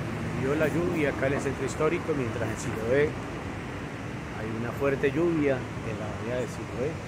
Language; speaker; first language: Spanish; native; Spanish